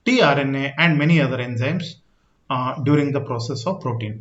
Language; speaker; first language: English; non-native, local second language; Kannada